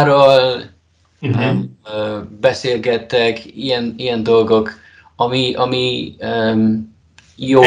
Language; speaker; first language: Hungarian; non-native, learner; Polish